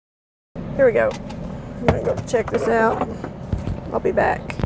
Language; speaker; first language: English; native; English